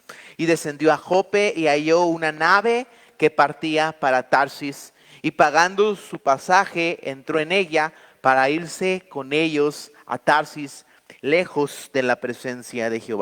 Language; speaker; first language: Spanish; native; Spanish